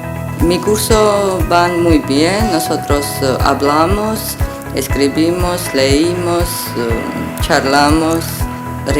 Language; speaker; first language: Spanish; non-native, learner; Georgian